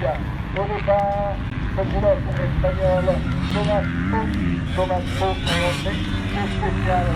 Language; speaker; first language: French; native; French